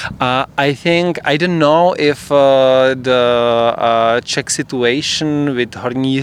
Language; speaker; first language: English; non-native, fluent; Czech